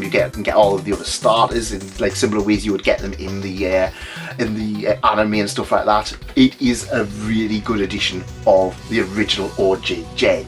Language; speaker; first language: English; native; English